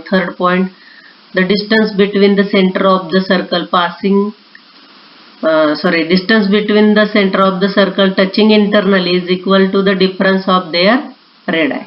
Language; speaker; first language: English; non-native, local second language; Marathi